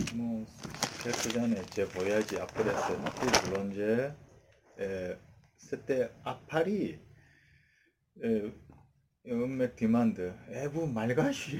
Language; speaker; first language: French; non-native, learner; Korean